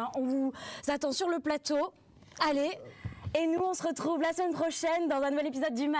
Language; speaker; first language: French; native; French